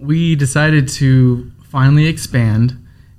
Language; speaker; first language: English; native; English